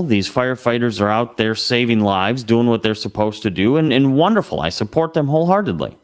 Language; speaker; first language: English; native; English